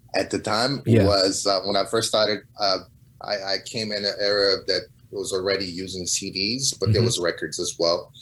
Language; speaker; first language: English; non-native, fluent; Portuguese